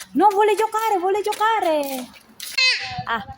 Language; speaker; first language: Italian; non-native, fluent; Filipino